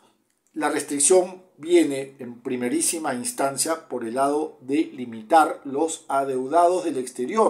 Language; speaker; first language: Spanish; native; Spanish